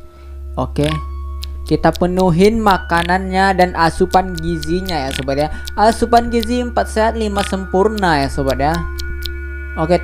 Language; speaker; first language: Indonesian; native; Indonesian